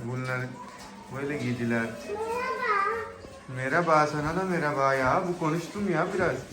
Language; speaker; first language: Turkish; non-native, learner; Urdu